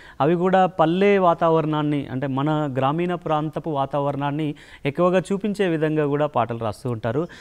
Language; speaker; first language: Telugu; native; Telugu